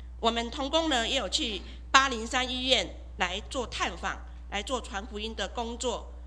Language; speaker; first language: Chinese; native; Chinese